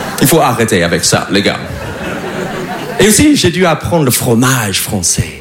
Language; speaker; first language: French; non-native, fluent; English